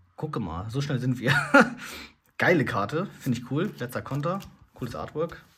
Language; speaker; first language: German; early bilingual, other home language; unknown